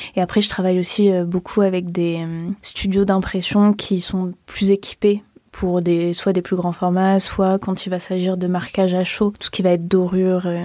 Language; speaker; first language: French; native; French